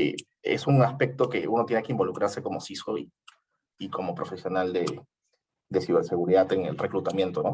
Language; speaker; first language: Spanish; native; Spanish